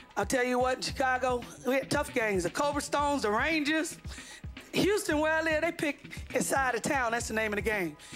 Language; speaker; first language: English; native; English